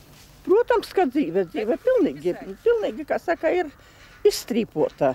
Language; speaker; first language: Latvian; native; Latvian